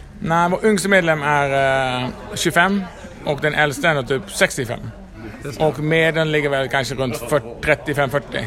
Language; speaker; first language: Swedish; non-native, fluent; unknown